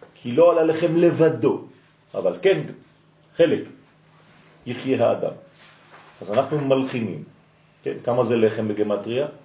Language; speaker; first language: Hebrew; non-native, fluent; French